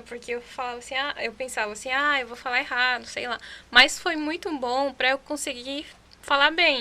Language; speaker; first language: Portuguese; non-native, fluent; Spanish